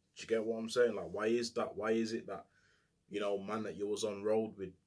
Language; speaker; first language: English; native; English